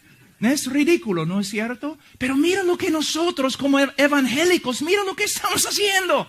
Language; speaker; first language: Spanish; non-native, fluent; English